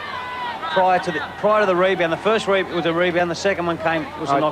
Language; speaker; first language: English; native; English